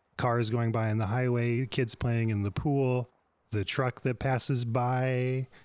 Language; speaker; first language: English; native; English